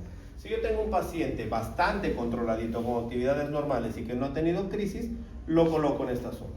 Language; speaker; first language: Spanish; native; Spanish